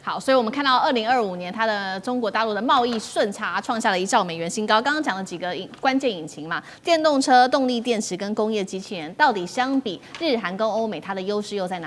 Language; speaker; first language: Chinese; native; Chinese